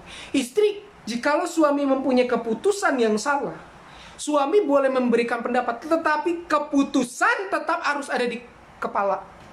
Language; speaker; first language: Indonesian; native; Indonesian